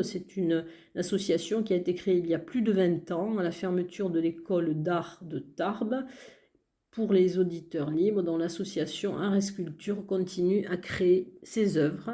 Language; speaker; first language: French; native; French